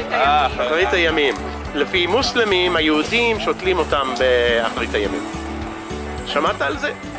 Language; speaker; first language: Hebrew; non-native, fluent; English